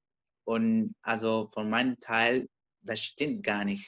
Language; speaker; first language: German; non-native, learner; Spanish